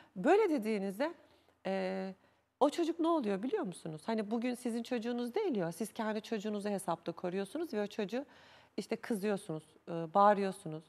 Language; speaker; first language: Turkish; native; Turkish